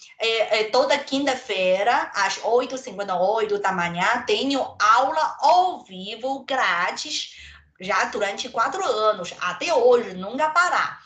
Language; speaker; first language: Portuguese; non-native, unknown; Chinese